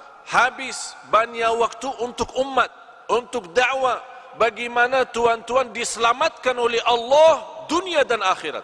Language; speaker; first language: Indonesian; non-native, fluent; Arabic